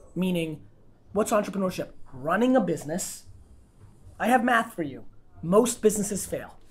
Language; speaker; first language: English; non-native, fluent; Russian